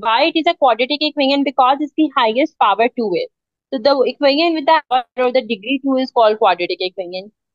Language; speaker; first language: English; non-native, local second language; Urdu